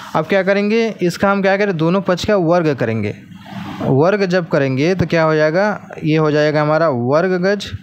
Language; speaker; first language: Hindi; native; Hindi